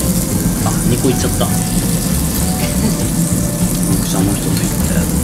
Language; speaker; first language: Japanese; native; Japanese